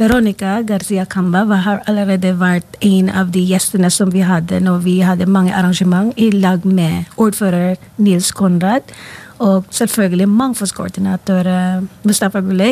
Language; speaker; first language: Norwegian; non-native, fluent; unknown